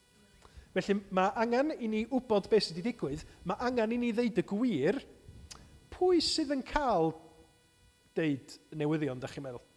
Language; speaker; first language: Welsh; native; Welsh